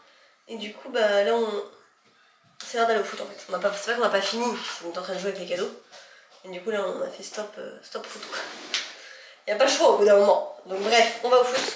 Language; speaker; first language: French; native; French